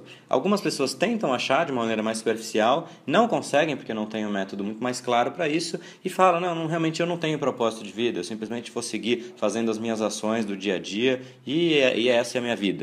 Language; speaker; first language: Portuguese; native; Portuguese